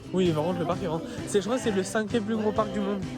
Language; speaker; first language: French; native; French